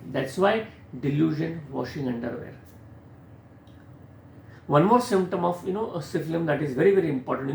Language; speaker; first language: English; non-native, local second language; Hindi